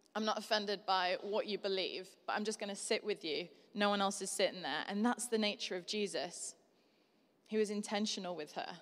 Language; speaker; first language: English; native; English